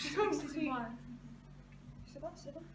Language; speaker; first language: French; non-native, fluent; Russian